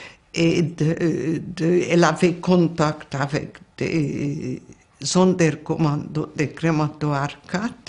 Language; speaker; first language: French; non-native, fluent; Hungarian